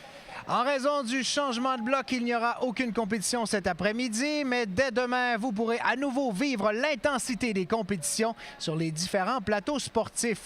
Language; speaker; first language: French; native; French